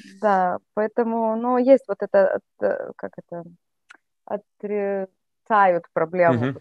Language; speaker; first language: Russian; native; Russian